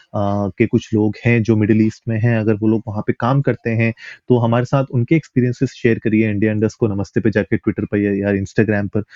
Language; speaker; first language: Hindi; native; Hindi